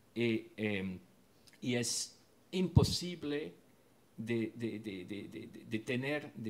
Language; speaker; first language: Spanish; non-native, fluent; French